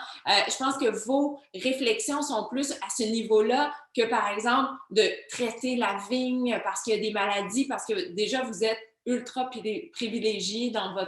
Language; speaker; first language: French; native; French